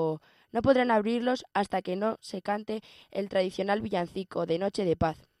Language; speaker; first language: Spanish; native; Spanish